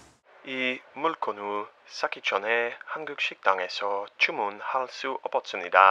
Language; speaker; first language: Korean; non-native, learner; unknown